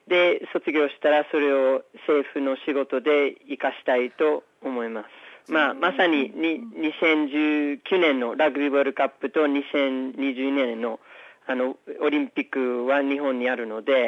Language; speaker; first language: Japanese; non-native, fluent; English